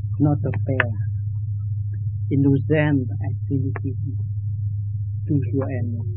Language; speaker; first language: French; non-native, learner; Vietnamese